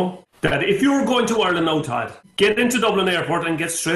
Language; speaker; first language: English; native; English